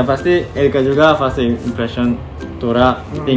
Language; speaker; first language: Indonesian; non-native, fluent; Japanese